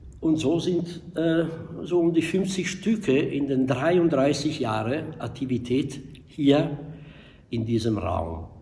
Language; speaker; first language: German; non-native, fluent; Italian